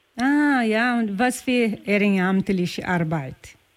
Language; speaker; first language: German; non-native, fluent; Portuguese